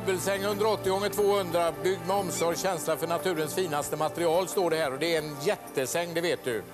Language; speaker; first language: Swedish; native; Swedish